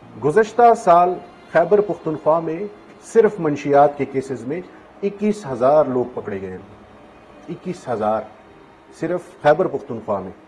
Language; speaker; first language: Urdu; non-native, local second language; Pashto